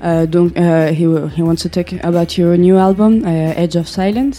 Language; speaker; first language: English; non-native, learner; French